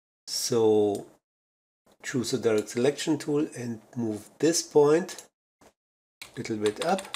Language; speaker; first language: English; non-native, fluent; German